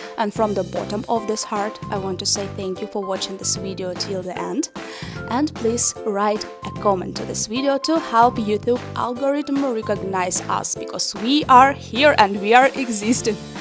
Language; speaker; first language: English; non-native, fluent; Ukrainian